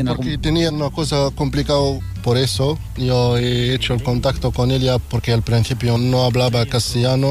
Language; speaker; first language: Spanish; non-native, learner; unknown